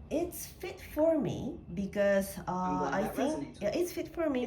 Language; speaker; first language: English; non-native, learner; Japanese